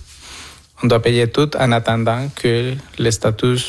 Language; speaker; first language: French; non-native, fluent; Spanish